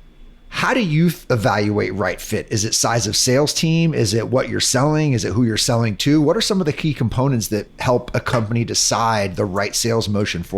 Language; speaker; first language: English; native; English